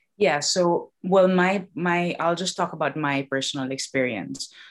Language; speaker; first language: English; non-native, local second language; Filipino